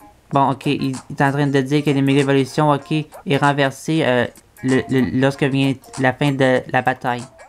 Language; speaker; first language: French; native; French